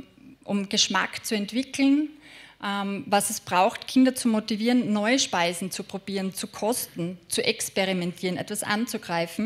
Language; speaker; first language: German; native; German